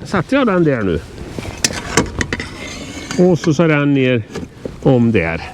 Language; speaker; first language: Swedish; native; Swedish